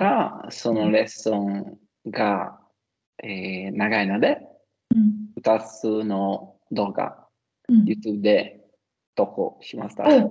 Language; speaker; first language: Japanese; non-native, learner; Italian